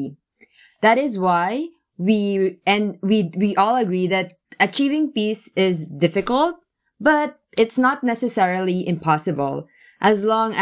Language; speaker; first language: English; non-native, local second language; Filipino